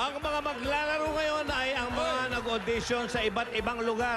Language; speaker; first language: Filipino; native; Filipino